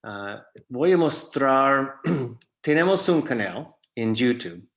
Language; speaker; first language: Spanish; non-native, fluent; English